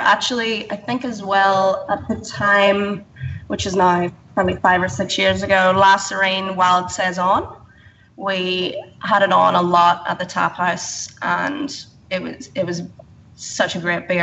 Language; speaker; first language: English; native; English